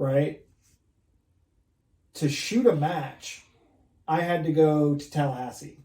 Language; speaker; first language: English; native; English